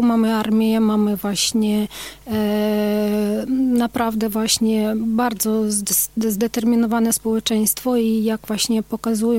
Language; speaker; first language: Polish; non-native, fluent; Ukrainian